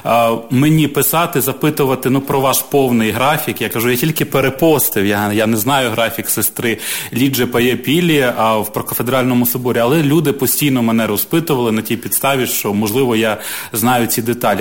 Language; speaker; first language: Ukrainian; native; Ukrainian